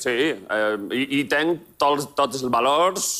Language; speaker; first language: Catalan; non-native, local second language; Spanish